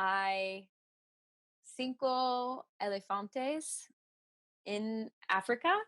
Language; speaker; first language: Spanish; non-native, learner; English